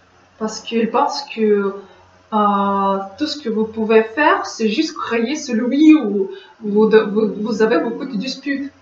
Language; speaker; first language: French; non-native, learner; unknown